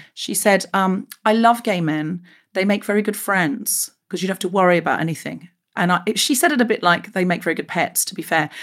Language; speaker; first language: English; native; English